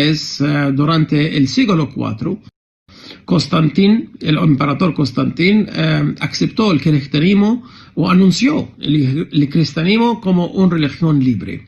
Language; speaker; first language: Spanish; non-native, fluent; Arabic